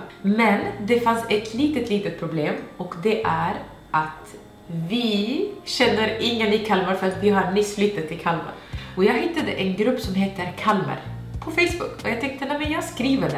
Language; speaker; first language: Swedish; non-native, fluent; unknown